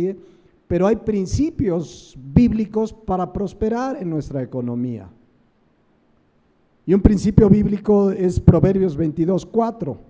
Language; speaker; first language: Spanish; native; Spanish